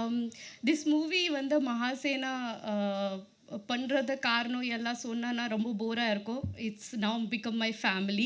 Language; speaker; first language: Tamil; non-native, learner; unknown